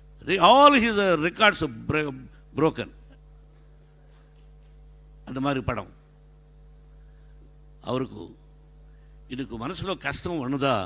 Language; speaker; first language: Tamil; non-native, learner; Telugu